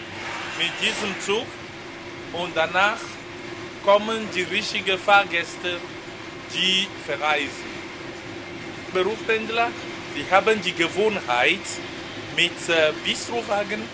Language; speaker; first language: German; non-native, fluent; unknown